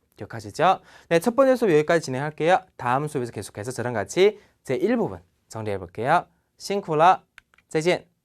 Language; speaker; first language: Korean; non-native, fluent; Chinese